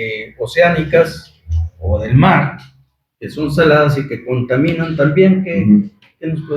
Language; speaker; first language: Spanish; native; Spanish